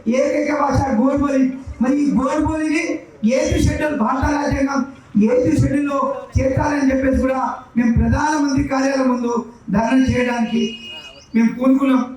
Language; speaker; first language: Telugu; non-native, local second language; Lambadi